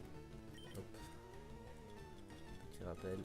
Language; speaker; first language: French; native; French